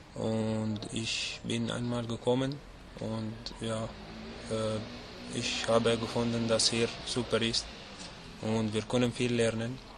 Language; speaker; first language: German; non-native, learner; Arabic